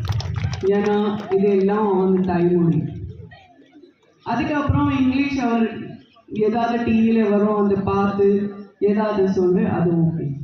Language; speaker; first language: Tamil; non-native, fluent; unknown